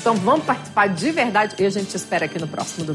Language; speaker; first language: Portuguese; native; Portuguese